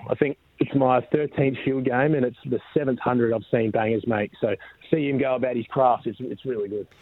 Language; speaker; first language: English; native; English